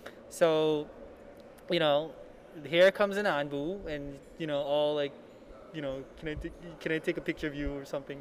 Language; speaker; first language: English; native; English